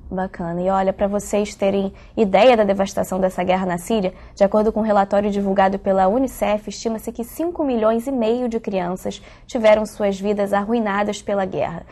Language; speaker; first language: Portuguese; native; Portuguese